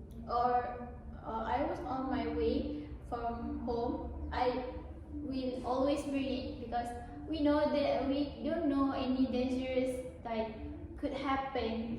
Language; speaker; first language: English; non-native, learner; Malay